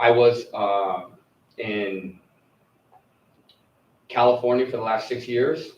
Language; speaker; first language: English; early bilingual, other home language; Arabic